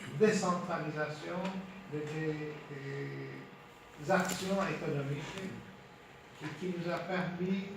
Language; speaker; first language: French; non-native, fluent; Turkish